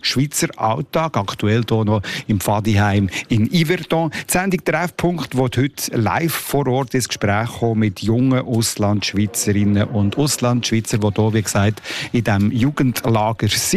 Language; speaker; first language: German; native; German